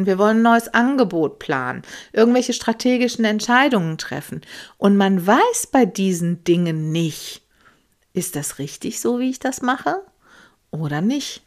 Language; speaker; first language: German; native; German